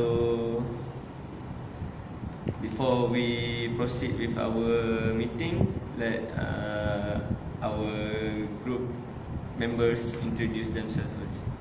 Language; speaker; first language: English; non-native, local second language; Malay